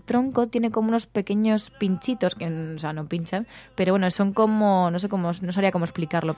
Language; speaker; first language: Spanish; native; Spanish